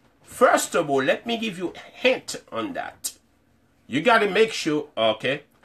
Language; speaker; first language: English; non-native, fluent; Haitian Creole